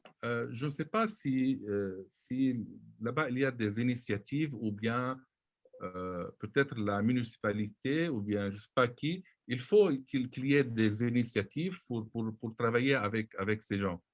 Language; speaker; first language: French; non-native, local second language; Arabic